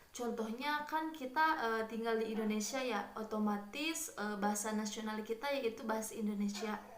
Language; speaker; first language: Indonesian; non-native, local second language; Sundanese